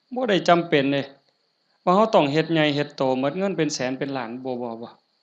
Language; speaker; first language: Lao; native; Lao